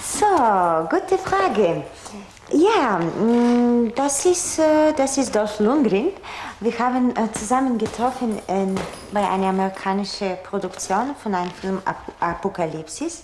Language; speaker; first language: German; non-native, learner; Bulgarian